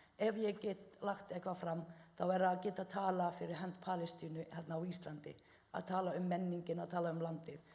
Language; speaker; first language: Icelandic; non-native, fluent; Arabic